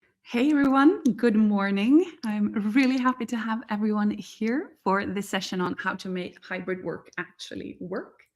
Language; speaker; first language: English; non-native, fluent; Swedish